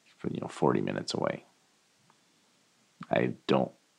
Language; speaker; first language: English; native; English